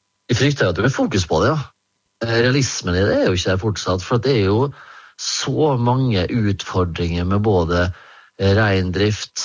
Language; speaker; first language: Norwegian; native; Norwegian